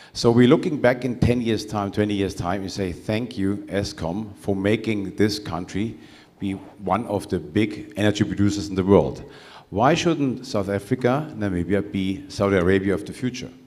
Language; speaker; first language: English; non-native, fluent; German